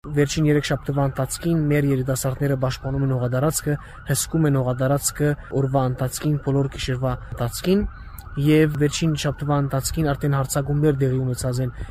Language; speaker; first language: Armenian; native; Armenian